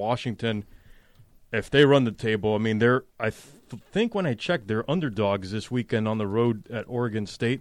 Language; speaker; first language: English; native; English